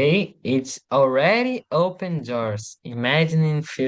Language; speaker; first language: English; non-native, learner; Portuguese